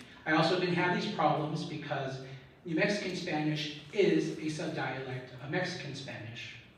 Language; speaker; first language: English; early bilingual, other home language; Spanish